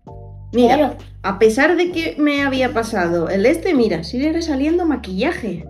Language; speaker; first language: Spanish; native; Spanish